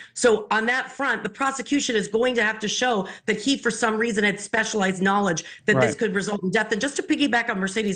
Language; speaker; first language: English; native; English